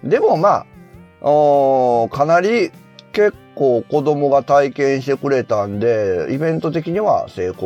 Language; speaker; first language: Japanese; native; Japanese